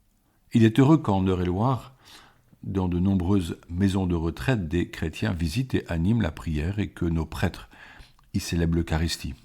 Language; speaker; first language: French; native; French